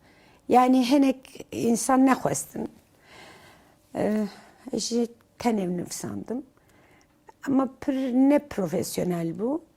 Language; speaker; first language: Kurdish; non-native, local second language; Turkish